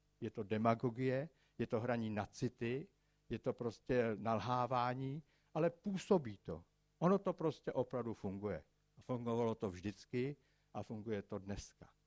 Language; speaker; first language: Czech; native; Czech